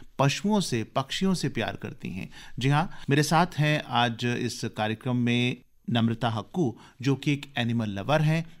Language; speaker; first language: Hindi; native; Hindi